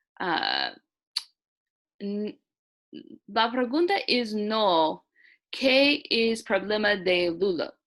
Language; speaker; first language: Spanish; non-native, learner; English